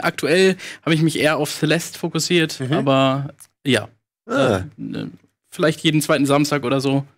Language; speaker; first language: German; native; German